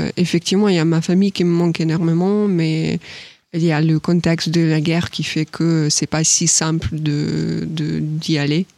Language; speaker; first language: French; non-native, fluent; Ukrainian